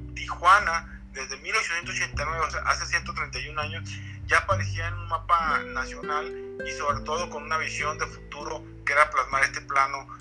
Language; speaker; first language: Spanish; native; Spanish